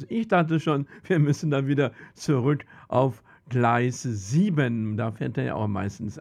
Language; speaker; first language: German; native; German